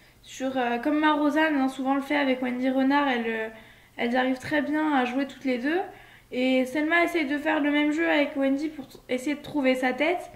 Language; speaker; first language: French; native; French